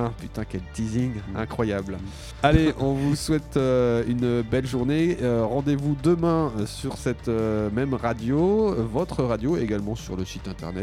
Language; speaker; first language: French; native; French